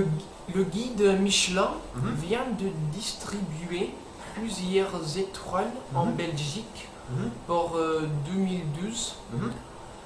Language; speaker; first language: French; non-native, learner; English